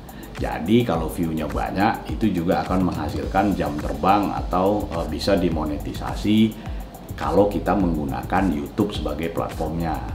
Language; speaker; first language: Indonesian; native; Indonesian